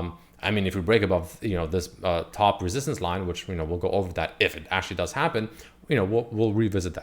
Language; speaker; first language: English; native; English